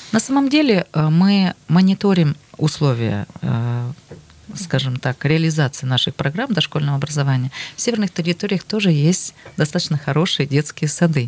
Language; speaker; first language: Russian; native; Russian